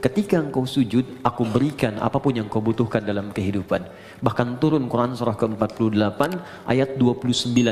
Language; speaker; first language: Indonesian; native; Indonesian